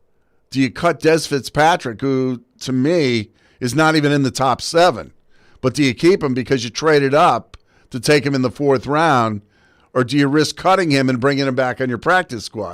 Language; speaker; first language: English; native; English